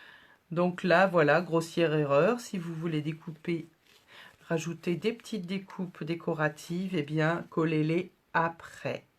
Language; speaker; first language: French; native; French